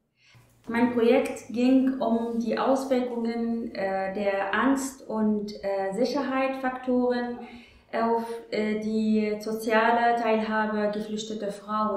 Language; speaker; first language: German; non-native, learner; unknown